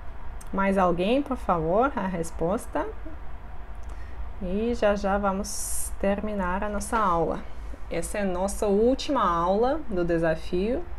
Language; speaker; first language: Portuguese; non-native, fluent; Russian